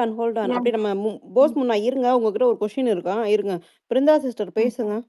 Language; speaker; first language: Tamil; native; Tamil